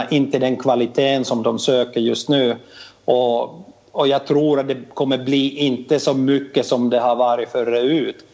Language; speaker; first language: Swedish; non-native, fluent; Finnish